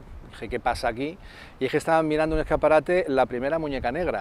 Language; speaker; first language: Spanish; native; Spanish